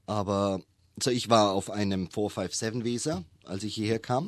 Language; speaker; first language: German; native; German